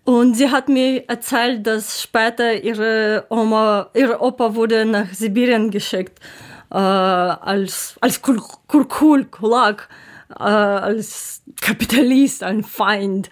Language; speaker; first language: German; non-native, learner; Ukrainian